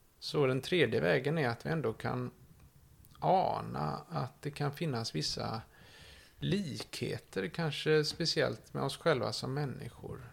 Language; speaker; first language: Swedish; native; Swedish